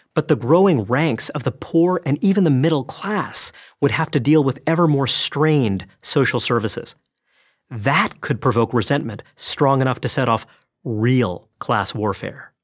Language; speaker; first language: English; early bilingual, other home language; Bangla